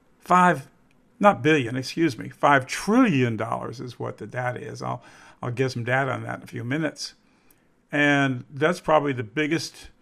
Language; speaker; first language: English; native; English